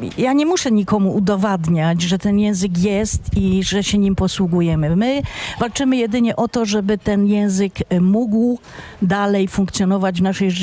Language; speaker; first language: Polish; non-native, local second language; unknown